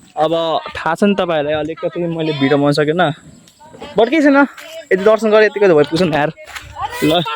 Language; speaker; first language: Nepali; non-native, local second language; Rana Tharu